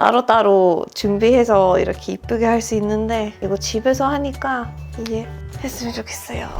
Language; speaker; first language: Korean; non-native, fluent; Swedish